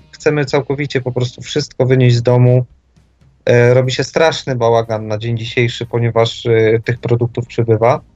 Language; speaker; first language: Polish; native; Polish